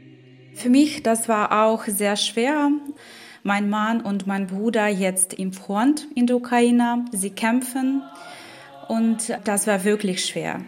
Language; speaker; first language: German; non-native, learner; Ukrainian